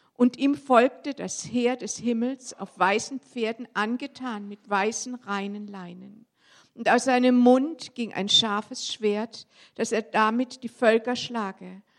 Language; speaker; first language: German; native; German